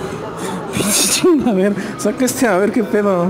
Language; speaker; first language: Spanish; native; Spanish